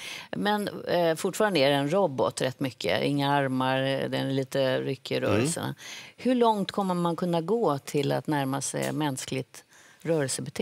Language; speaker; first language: Swedish; native; Swedish